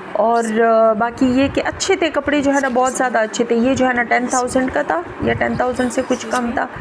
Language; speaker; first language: Urdu; non-native, local second language; Pashto